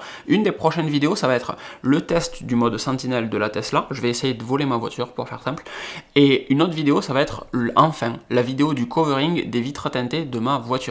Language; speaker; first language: French; native; French